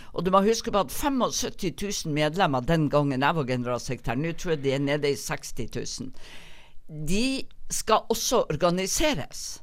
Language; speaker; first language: Norwegian; native; Norwegian